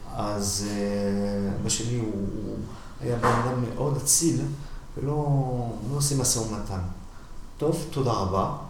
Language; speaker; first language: Hebrew; non-native, fluent; French